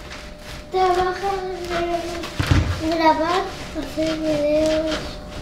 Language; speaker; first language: Spanish; early bilingual, heritage; Spanish